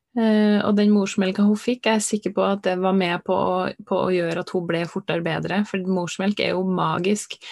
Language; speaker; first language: Norwegian; native; Norwegian